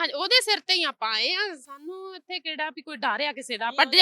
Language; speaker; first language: Punjabi; native; Punjabi